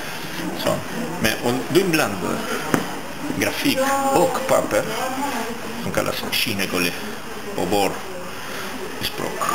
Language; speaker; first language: Swedish; non-native, learner; French